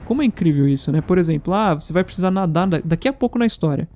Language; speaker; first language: Portuguese; native; Portuguese